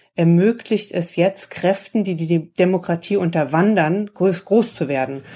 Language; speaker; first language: German; native; German